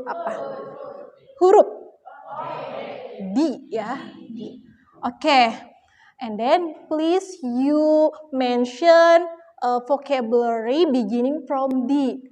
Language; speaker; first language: English; non-native, learner; Indonesian